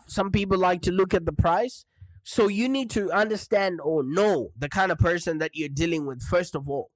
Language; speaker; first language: English; non-native, local second language; Shona